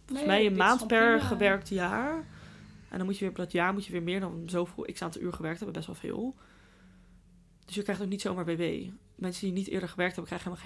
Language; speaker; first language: Dutch; native; Dutch